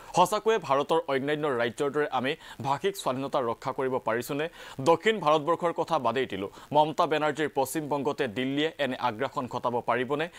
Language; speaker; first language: Assamese; native; Assamese